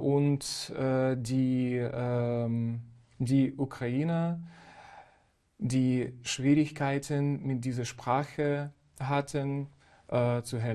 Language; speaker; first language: German; non-native, fluent; Ukrainian